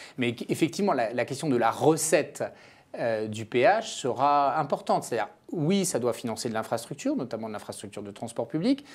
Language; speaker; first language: French; native; French